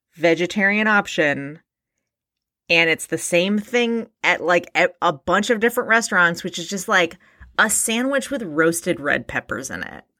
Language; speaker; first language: English; native; English